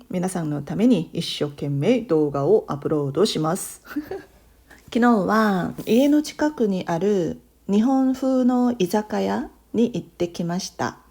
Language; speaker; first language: Japanese; non-native, fluent; Korean